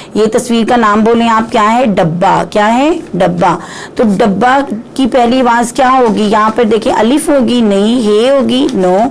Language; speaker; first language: Urdu; non-native, local second language; Punjabi